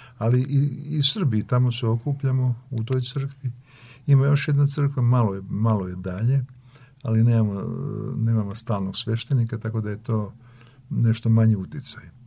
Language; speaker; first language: Serbian; native; Serbian